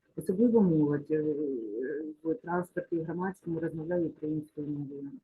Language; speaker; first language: Ukrainian; non-native, local second language; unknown